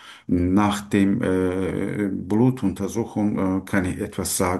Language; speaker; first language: German; non-native, learner; Turkish